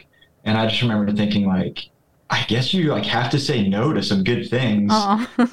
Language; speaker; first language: English; native; English